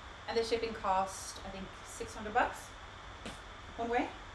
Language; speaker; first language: English; non-native, fluent; Swedish